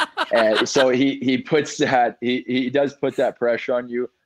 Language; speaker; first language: English; native; English